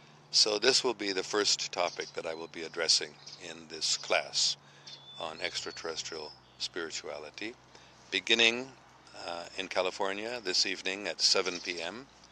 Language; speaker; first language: English; native; English